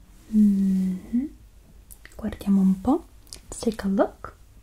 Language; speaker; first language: Italian; non-native, fluent; English